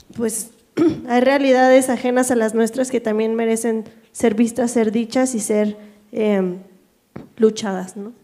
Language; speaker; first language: Spanish; native; Spanish